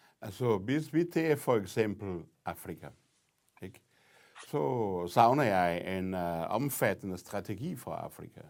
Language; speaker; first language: Danish; non-native, fluent; Portuguese